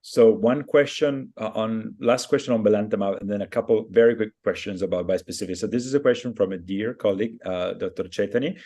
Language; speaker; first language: English; non-native, fluent; Italian